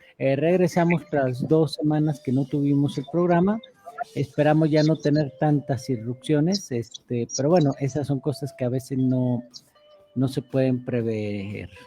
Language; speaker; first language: Spanish; native; Spanish